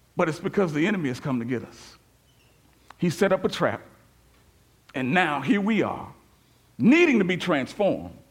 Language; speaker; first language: English; native; English